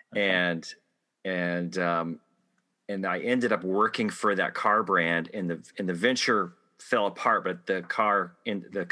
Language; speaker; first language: English; native; English